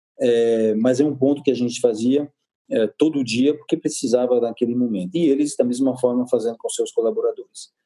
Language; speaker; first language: Portuguese; non-native, fluent; French